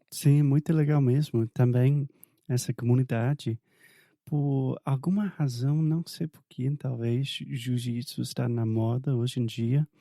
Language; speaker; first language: Portuguese; non-native, fluent; English